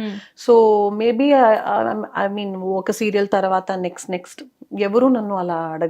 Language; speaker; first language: Telugu; non-native, local second language; Kannada